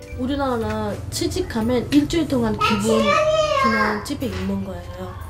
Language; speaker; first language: Korean; non-native, fluent; Bangla